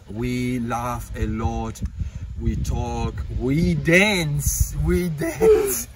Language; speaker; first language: English; non-native, fluent; Italian